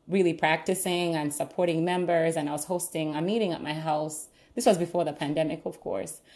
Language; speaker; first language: English; non-native, local second language; Ganda